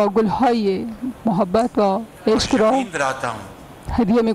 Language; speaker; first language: Persian; non-native, learner; Urdu